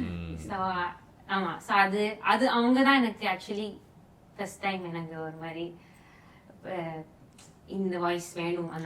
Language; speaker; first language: Tamil; early bilingual, heritage; Tamil